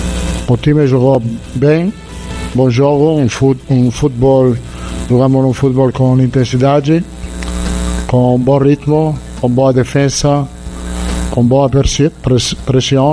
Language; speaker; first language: Portuguese; non-native, learner; Italian